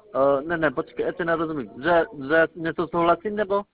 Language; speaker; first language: Czech; non-native, learner; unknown